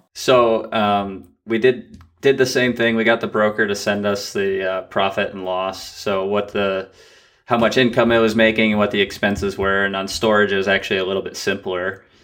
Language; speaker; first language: English; native; English